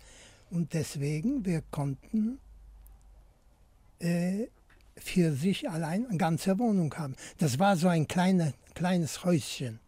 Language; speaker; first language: German; non-native, fluent; Polish